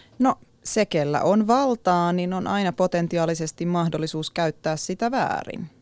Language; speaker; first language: Finnish; native; Finnish